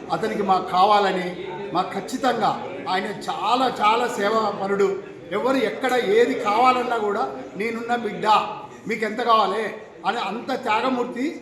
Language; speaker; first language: Telugu; native; Telugu